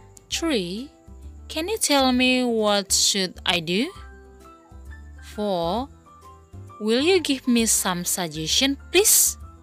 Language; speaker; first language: English; non-native, fluent; Indonesian